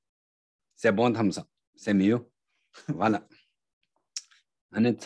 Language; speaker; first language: French; non-native, learner; Tibetan